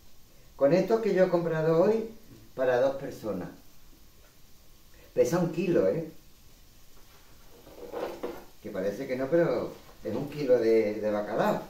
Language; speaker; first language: Spanish; native; Spanish